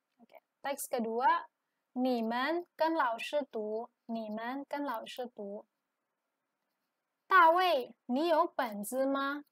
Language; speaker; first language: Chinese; non-native, fluent; Indonesian